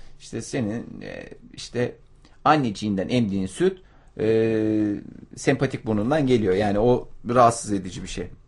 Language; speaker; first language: Turkish; native; Turkish